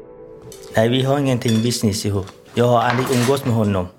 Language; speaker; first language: Swedish; non-native, fluent; Vietnamese